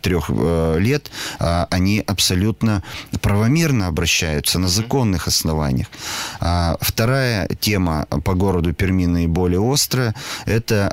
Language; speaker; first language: Russian; native; Russian